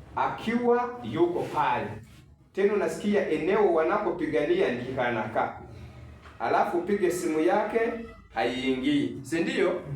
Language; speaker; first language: Swahili; non-native, local second language; Rundi